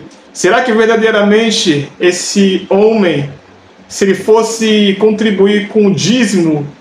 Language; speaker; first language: Portuguese; native; Portuguese